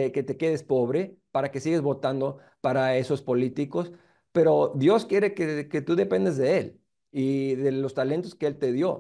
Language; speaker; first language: Spanish; early bilingual, heritage; Spanish